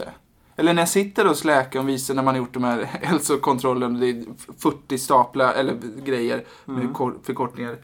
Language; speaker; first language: Swedish; native; Swedish